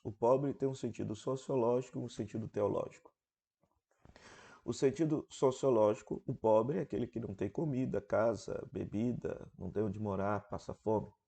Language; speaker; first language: Portuguese; native; Portuguese